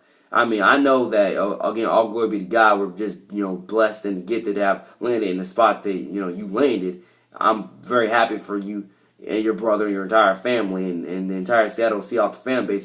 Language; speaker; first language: English; native; English